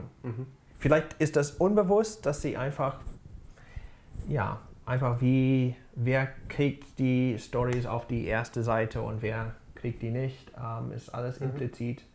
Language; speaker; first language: German; non-native, fluent; English